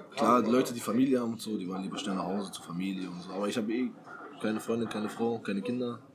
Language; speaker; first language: German; native; German